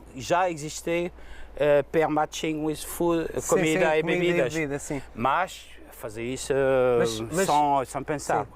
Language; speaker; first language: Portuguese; non-native, learner; French